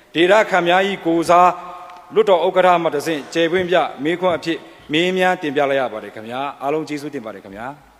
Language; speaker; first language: Burmese; non-native, local second language; Pa'o Karen